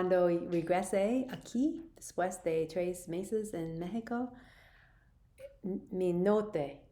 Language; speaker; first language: Spanish; non-native, learner; English